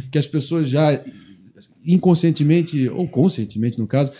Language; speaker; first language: Portuguese; native; Portuguese